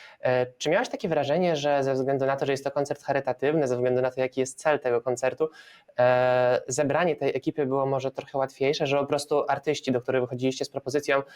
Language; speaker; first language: Polish; native; Polish